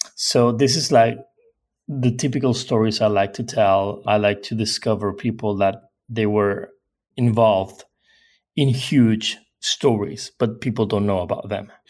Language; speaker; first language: English; non-native, fluent; Spanish